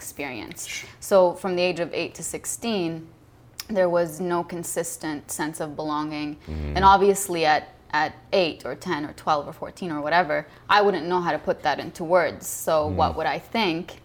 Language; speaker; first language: English; non-native, fluent; Arabic